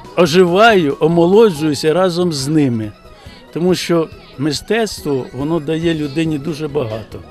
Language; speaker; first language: Ukrainian; native; Ukrainian